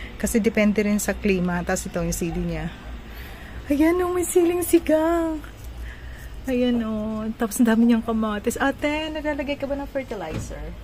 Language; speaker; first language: Filipino; non-native, local second language; Cebuano